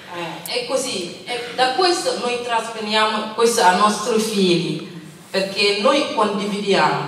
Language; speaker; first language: Italian; non-native, learner; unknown